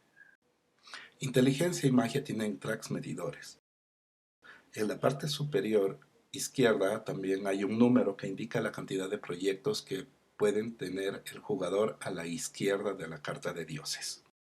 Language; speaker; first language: Spanish; native; Spanish